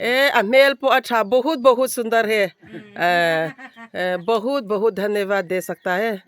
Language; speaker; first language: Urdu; non-native, local second language; Mizo